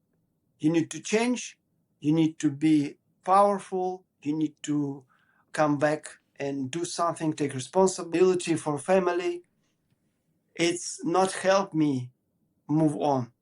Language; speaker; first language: English; non-native, learner; Ukrainian